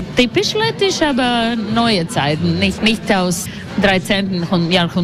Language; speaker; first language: German; non-native, learner; Latvian